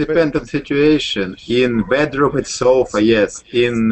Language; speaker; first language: English; non-native, learner; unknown